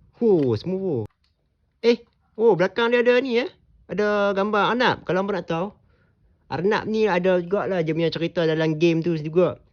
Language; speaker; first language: Malay; native; Malay